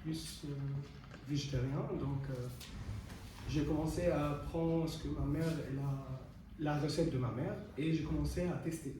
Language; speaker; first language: French; non-native, fluent; Arabic